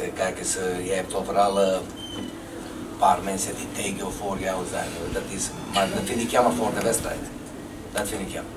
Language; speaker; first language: Dutch; non-native, fluent; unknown